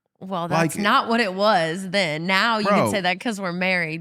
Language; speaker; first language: English; native; English